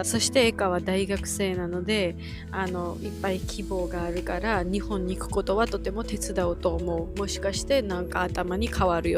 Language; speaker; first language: Japanese; non-native, learner; Georgian